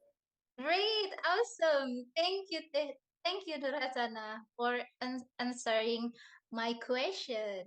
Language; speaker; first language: English; non-native, learner; Indonesian